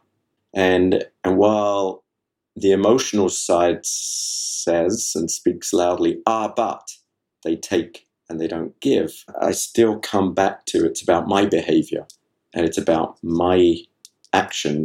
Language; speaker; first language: English; native; English